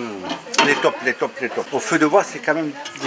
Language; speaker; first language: French; native; French